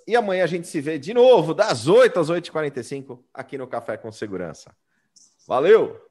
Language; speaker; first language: Portuguese; native; Portuguese